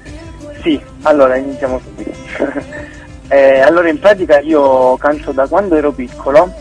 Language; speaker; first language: Italian; native; Italian